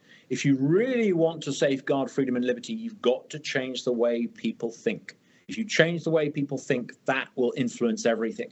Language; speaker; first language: English; native; English